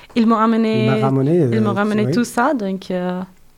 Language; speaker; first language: French; non-native, learner; Persian